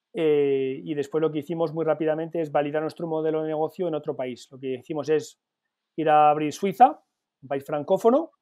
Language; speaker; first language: Spanish; early bilingual, heritage; Spanish